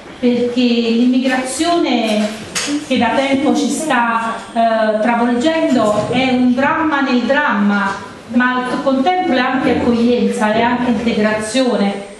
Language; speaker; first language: Italian; native; Italian